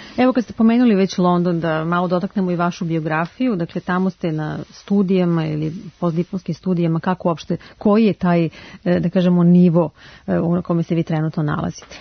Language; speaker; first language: Serbian; native; Serbian